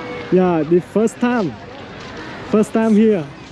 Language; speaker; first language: English; non-native, learner; Vietnamese